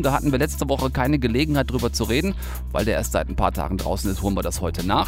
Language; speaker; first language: German; native; German